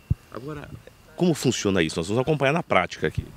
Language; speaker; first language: Portuguese; native; Portuguese